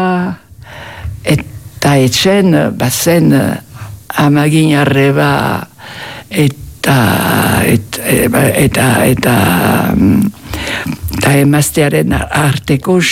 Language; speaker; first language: Basque; native; Basque